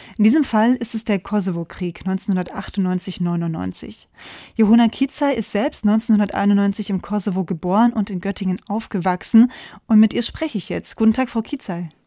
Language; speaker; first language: German; native; German